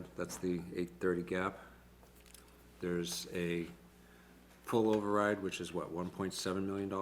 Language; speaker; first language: English; native; English